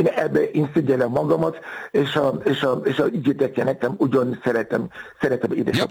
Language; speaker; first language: Hungarian; non-native, fluent; Yoruba